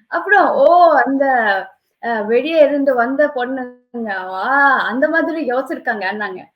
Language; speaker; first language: Tamil; non-native, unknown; Japanese